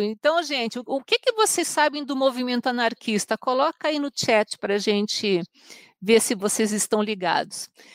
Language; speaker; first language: Portuguese; native; Portuguese